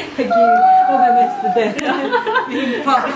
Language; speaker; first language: Swedish; non-native, learner; Japanese